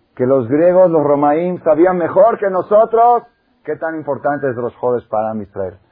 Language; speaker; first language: Spanish; native; Spanish